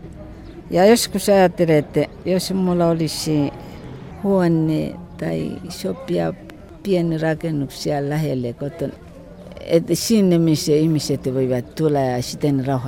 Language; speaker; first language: Finnish; non-native, fluent; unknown